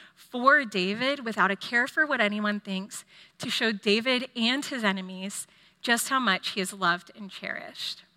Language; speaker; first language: English; native; English